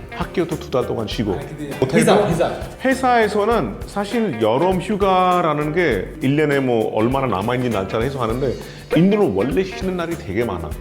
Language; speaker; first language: Korean; non-native, fluent; Hindi